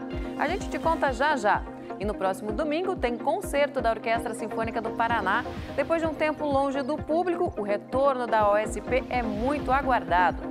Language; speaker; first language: Portuguese; native; Portuguese